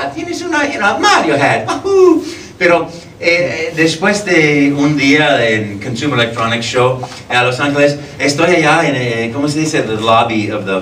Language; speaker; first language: Spanish; non-native, fluent; English